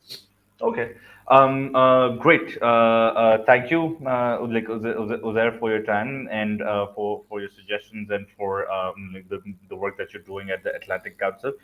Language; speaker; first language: English; non-native, local second language; Urdu